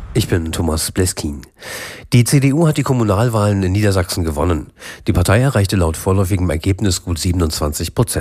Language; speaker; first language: German; native; German